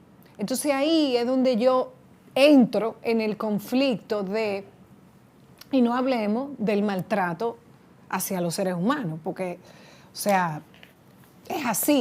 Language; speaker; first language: Spanish; native; Spanish